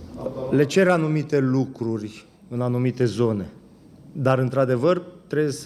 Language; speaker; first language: Romanian; native; Romanian